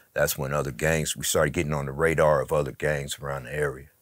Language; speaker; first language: English; native; English